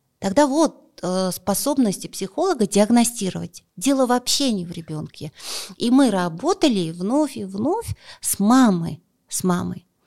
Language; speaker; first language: Russian; non-native, local second language; Kazakh